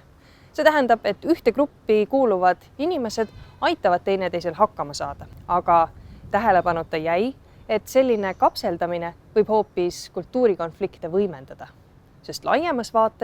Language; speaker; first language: Estonian; native; Estonian